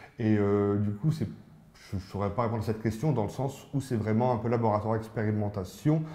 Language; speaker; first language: French; native; French